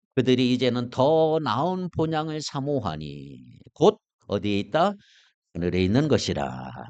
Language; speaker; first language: Korean; native; Korean